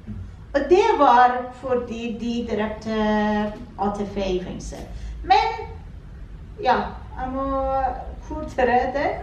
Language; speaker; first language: Norwegian; non-native, fluent; Persian